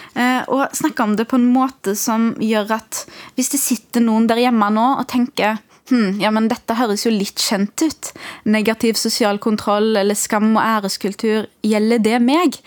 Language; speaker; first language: Norwegian; early bilingual, other home language; Arabic